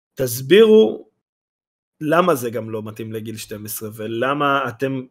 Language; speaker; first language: Hebrew; native; Hebrew